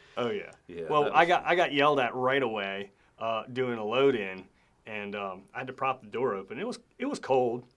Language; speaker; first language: English; native; English